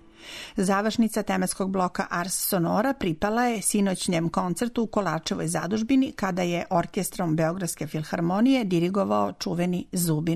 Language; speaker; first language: Serbian; native; Serbian